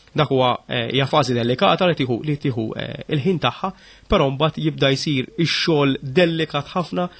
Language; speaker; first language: Maltese; native; Maltese